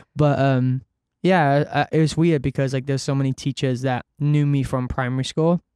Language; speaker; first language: English; native; English